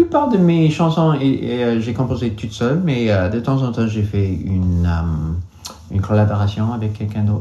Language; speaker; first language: French; non-native, local second language; English